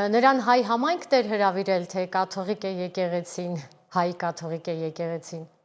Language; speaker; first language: Armenian; native; Armenian